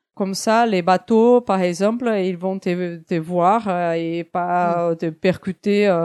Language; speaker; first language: French; non-native, fluent; Portuguese